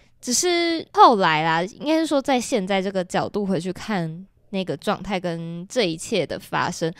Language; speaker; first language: Chinese; native; Chinese